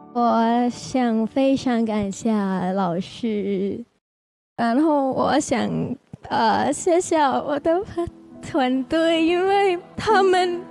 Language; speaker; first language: Chinese; non-native, learner; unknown